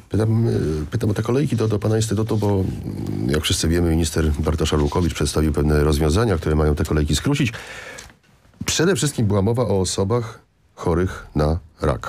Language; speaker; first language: Polish; native; Polish